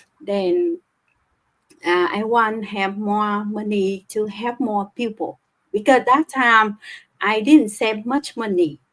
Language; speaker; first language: English; non-native, learner; Vietnamese